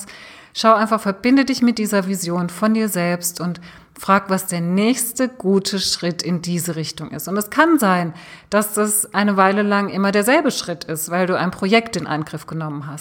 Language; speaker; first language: German; native; German